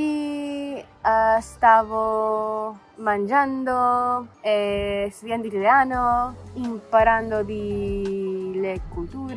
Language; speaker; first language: Italian; non-native, learner; English